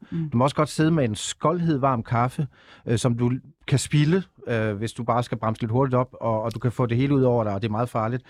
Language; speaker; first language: Danish; native; Danish